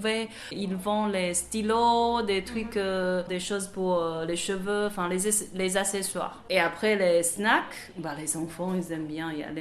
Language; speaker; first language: French; non-native, fluent; Chinese